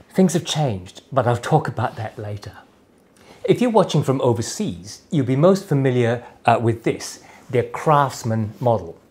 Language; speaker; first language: English; native; English